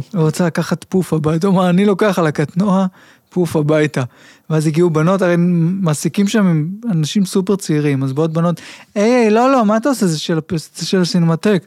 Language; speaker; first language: Hebrew; native; Hebrew